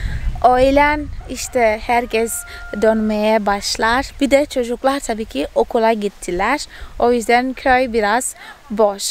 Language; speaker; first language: Turkish; non-native, fluent; Portuguese